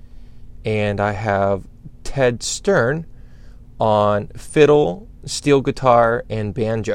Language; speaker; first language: English; native; English